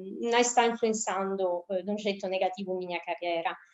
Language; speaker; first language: Portuguese; non-native, fluent; Italian